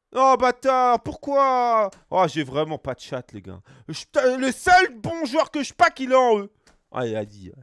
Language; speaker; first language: French; native; French